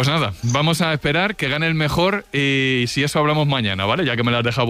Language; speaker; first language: Spanish; native; Spanish